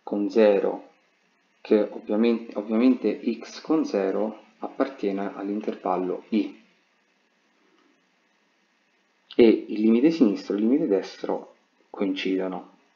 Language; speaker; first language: Italian; native; Italian